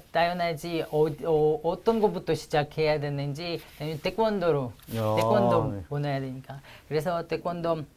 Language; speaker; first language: Korean; non-native, fluent; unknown